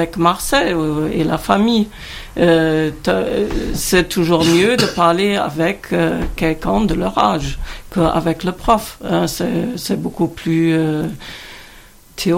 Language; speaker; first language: French; non-native, fluent; German